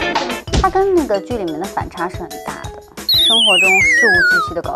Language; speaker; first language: Chinese; native; Chinese